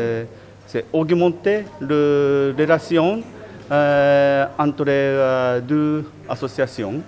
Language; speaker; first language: French; non-native, learner; Japanese